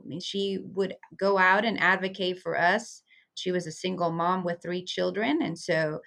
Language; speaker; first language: English; early bilingual, other home language; Spanish